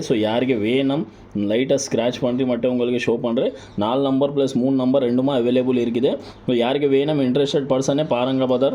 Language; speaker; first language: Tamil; non-native, learner; Kannada